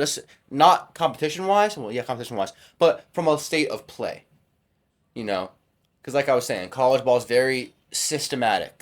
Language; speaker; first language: English; native; English